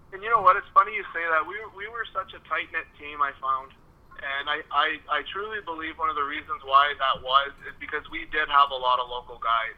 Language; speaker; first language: English; non-native, fluent; French